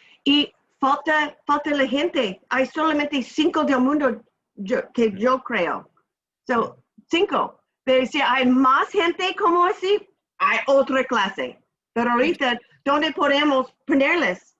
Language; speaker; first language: Spanish; non-native, learner; English